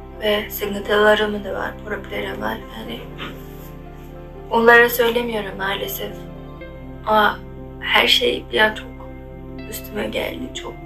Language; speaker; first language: Turkish; non-native, learner; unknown